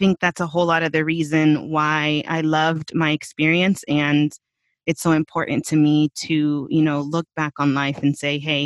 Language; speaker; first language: English; early bilingual, other home language; Spanish